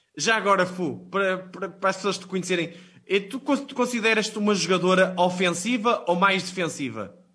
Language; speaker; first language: Portuguese; native; Portuguese